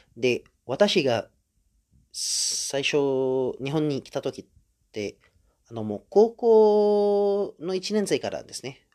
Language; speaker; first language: Japanese; non-native, fluent; Indonesian